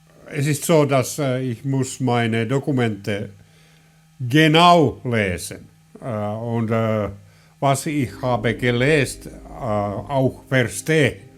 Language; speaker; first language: German; non-native, learner; Finnish